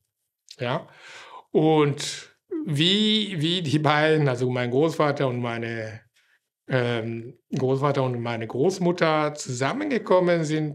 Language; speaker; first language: German; non-native, fluent; Japanese